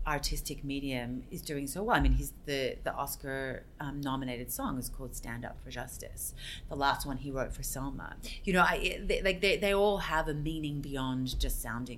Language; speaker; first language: English; native; English